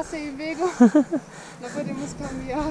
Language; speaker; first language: Spanish; non-native, learner; German